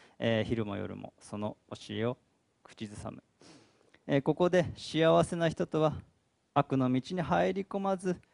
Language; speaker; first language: Japanese; native; Japanese